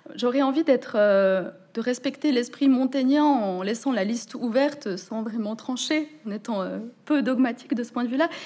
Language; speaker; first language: French; native; French